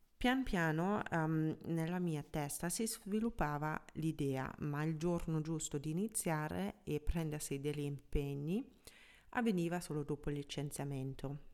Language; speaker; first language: Italian; non-native, fluent; German